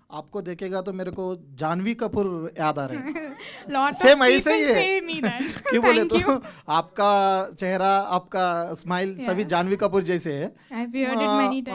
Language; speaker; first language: Hindi; non-native, local second language; Telugu